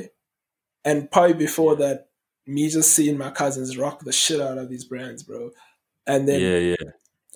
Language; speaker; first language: English; native; English